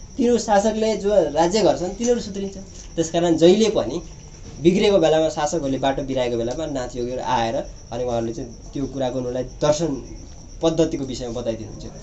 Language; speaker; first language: Nepali; native; Nepali